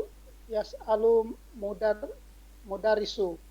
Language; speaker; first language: Arabic; non-native, learner; Indonesian